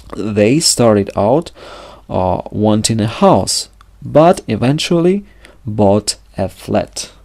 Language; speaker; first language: English; non-native, fluent; Russian